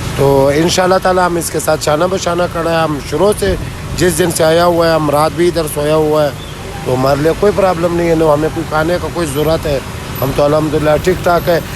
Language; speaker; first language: Urdu; non-native, local second language; Pashto